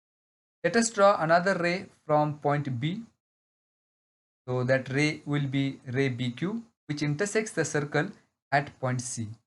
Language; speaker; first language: English; non-native, local second language; Marathi